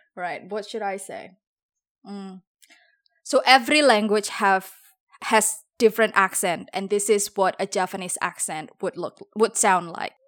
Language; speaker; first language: English; non-native, fluent; Javanese